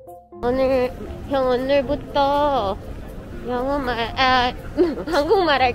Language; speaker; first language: Korean; non-native, learner; Filipino